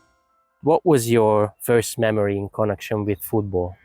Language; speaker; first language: English; non-native, fluent; Hungarian